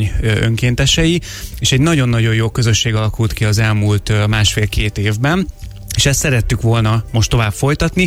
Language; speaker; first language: Hungarian; native; Hungarian